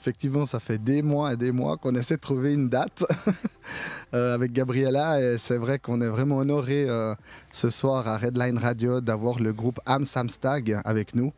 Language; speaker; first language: French; native; French